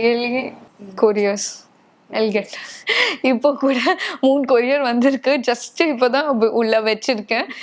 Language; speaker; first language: Tamil; non-native, local second language; Hindi